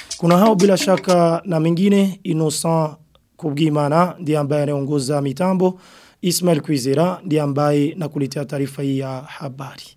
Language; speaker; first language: Swahili; non-native, local second language; Rundi